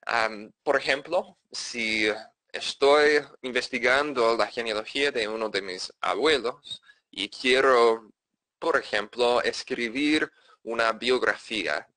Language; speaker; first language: Spanish; non-native, fluent; English